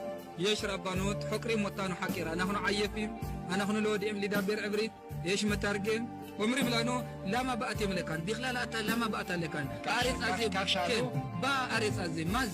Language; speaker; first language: Hebrew; non-native, learner; Amharic